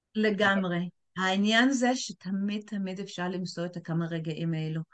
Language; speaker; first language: Hebrew; non-native, fluent; English